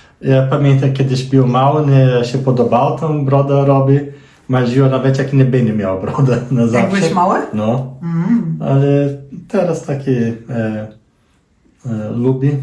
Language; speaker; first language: Polish; non-native, learner; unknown